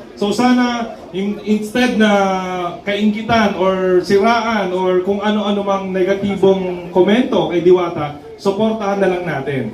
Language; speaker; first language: Filipino; native; Filipino